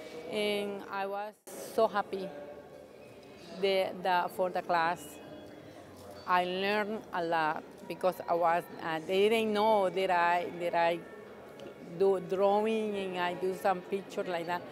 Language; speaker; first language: English; non-native, learner; Spanish